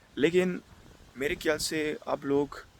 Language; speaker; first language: Hindi; non-native, learner; Dutch